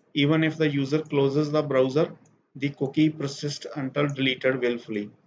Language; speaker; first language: English; non-native, local second language; Punjabi